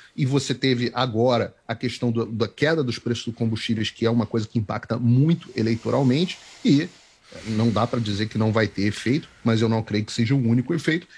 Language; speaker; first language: Portuguese; native; Portuguese